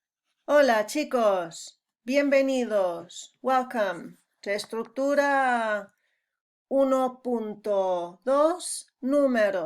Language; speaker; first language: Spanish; non-native, fluent; English